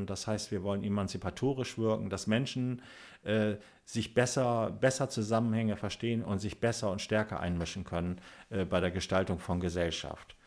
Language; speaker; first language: German; native; German